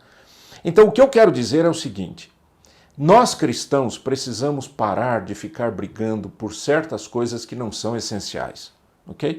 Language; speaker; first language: Portuguese; native; Portuguese